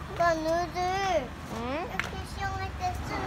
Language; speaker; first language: Korean; early bilingual, heritage; Korean